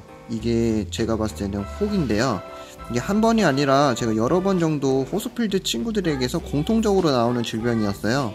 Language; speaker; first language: Korean; native; Korean